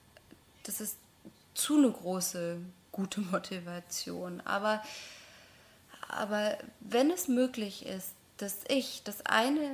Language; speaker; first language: German; non-native, fluent; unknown